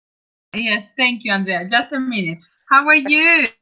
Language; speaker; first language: English; non-native, fluent; Spanish